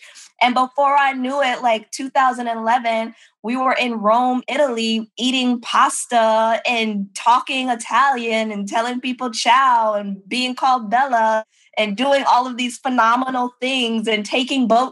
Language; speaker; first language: English; native; English